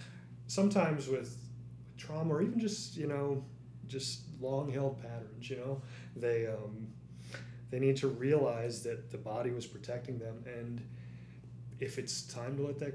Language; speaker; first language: English; native; English